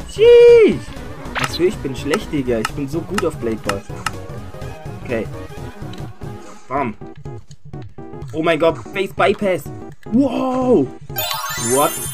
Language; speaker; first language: German; native; German